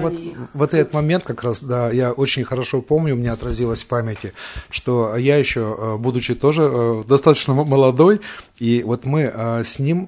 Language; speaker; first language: Russian; native; Russian